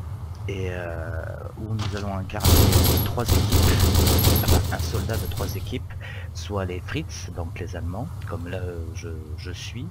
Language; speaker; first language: French; native; French